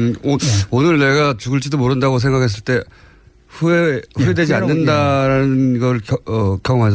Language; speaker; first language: Korean; native; Korean